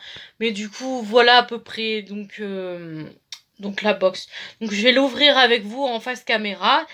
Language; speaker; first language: French; native; French